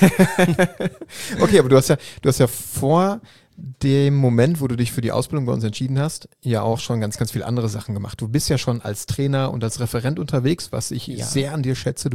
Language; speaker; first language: German; native; German